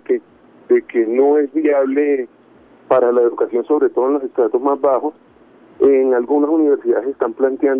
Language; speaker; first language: Spanish; native; Spanish